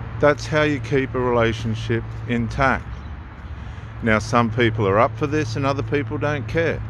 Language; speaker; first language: English; native; English